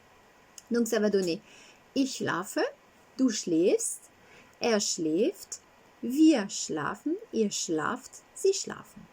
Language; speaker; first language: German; non-native, fluent; French